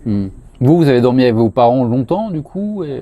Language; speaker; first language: French; native; French